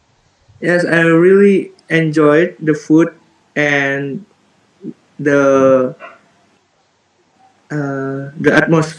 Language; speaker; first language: English; non-native, learner; Indonesian